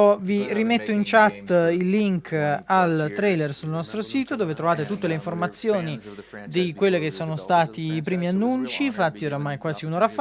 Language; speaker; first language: Italian; native; Italian